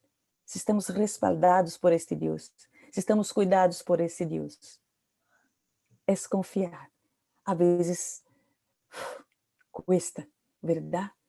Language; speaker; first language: Portuguese; non-native, learner; Spanish